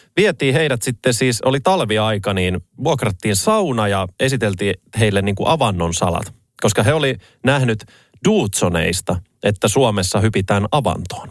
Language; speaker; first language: Finnish; native; Finnish